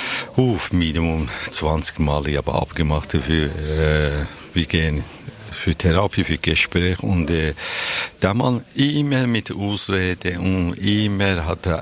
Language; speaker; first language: German; non-native, learner; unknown